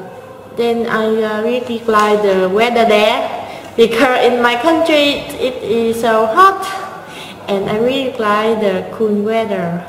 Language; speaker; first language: English; non-native, learner; Vietnamese